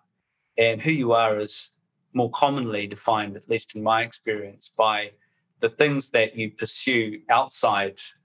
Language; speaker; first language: English; native; English